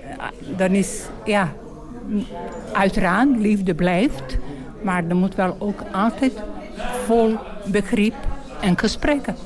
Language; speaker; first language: Dutch; non-native, learner; Bosnian